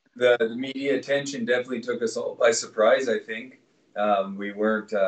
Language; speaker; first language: English; native; English